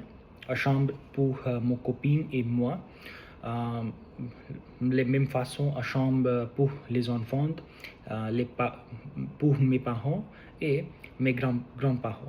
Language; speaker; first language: French; non-native, learner; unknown